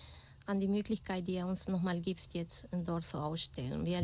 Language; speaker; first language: German; non-native, fluent; Spanish